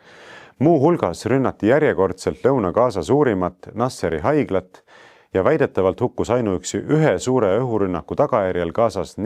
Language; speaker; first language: Estonian; native; Estonian